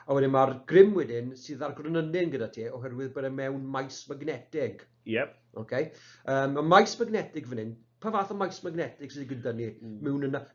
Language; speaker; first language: Welsh; native; Welsh